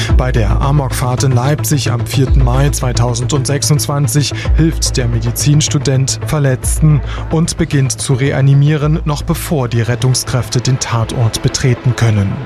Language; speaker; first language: German; native; German